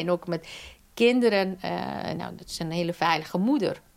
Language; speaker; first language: Dutch; non-native, fluent; Persian